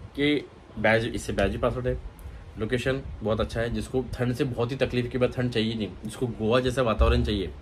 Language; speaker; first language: Hindi; non-native, local second language; Marathi